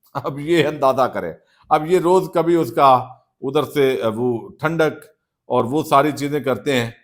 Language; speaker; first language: Urdu; non-native, local second language; Punjabi